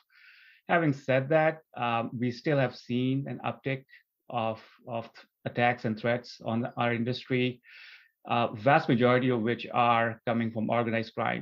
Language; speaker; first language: English; non-native, local second language; Urdu